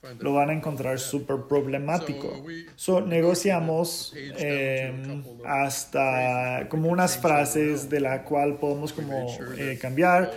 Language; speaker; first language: Spanish; non-native, fluent; English